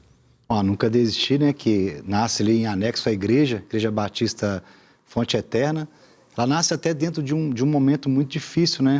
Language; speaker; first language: Portuguese; native; Portuguese